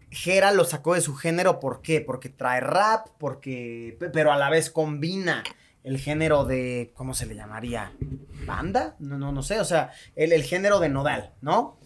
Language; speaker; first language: Spanish; native; Spanish